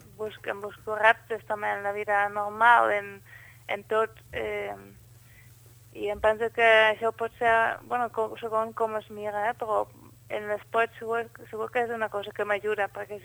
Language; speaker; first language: Catalan; non-native, fluent; Dutch